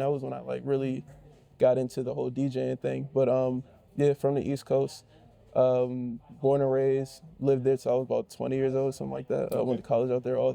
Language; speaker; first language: English; native; English